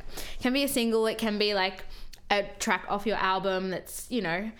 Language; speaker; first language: English; native; English